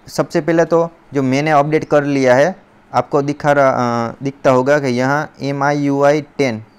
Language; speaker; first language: Hindi; non-native, local second language; Gujarati